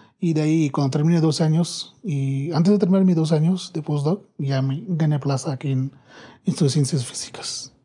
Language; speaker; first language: Spanish; non-native, learner; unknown